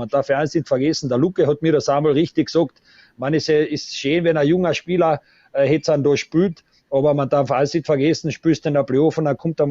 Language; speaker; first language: German; native; German